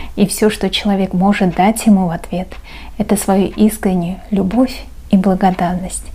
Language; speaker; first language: Russian; non-native, local second language; Uzbek